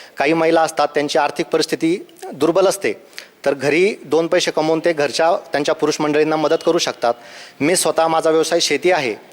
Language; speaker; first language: Marathi; native; Marathi